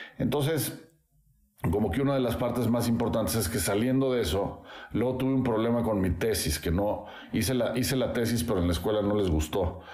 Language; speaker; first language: Spanish; native; Spanish